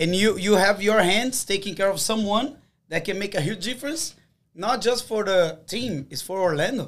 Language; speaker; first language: English; non-native, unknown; Portuguese